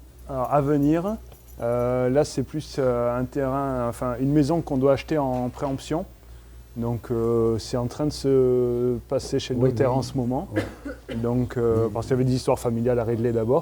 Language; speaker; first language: French; native; French